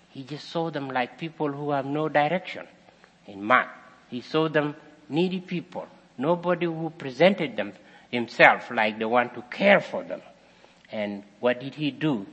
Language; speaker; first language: English; non-native, fluent; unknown